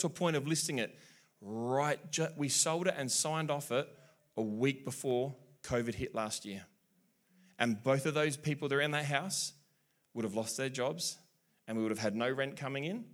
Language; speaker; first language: English; native; English